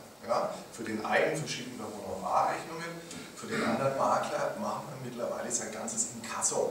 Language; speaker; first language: German; native; German